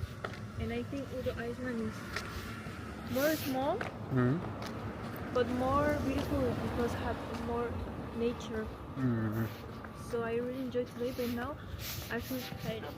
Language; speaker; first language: English; non-native, learner; Spanish